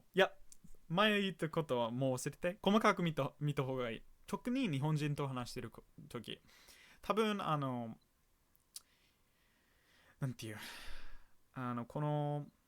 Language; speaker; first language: Japanese; non-native, fluent; English